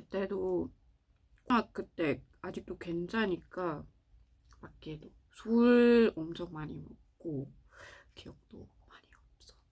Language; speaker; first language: Korean; non-native, learner; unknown